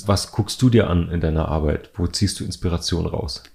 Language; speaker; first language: German; native; German